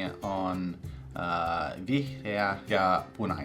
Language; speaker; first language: Finnish; non-native, learner; English